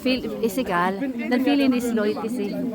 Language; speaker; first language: German; non-native, learner; Filipino